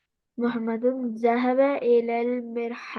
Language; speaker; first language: Arabic; non-native, learner; Urdu